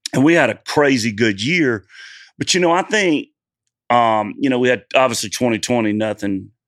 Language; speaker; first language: English; native; English